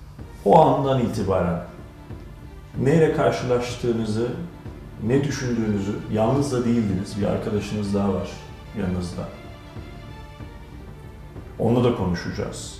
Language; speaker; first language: Turkish; native; Turkish